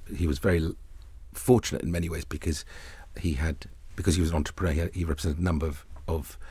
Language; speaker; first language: English; early bilingual, other home language; Arabic